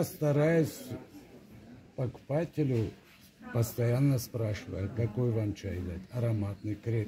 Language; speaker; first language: Russian; non-native, local second language; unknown